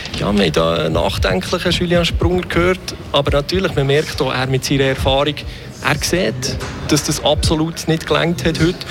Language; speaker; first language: German; native; German